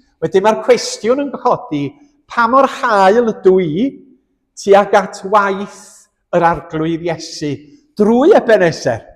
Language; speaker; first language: Welsh; native; Welsh